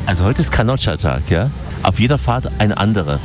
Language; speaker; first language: German; native; German